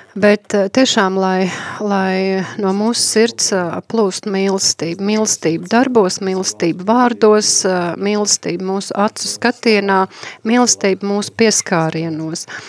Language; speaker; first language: Latvian; native; Latvian